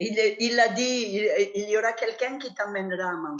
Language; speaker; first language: French; non-native, fluent; Catalan